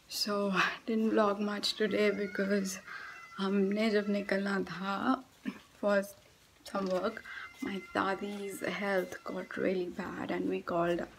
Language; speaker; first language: Hindi; native; Hindi